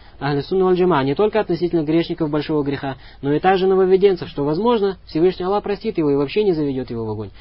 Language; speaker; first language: Russian; non-native, local second language; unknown